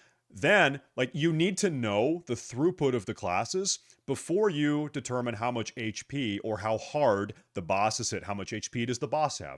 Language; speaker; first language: English; native; English